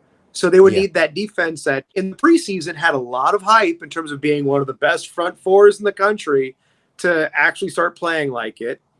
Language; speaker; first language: English; native; English